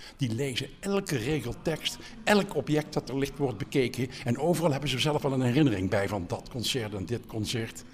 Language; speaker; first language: Dutch; native; Dutch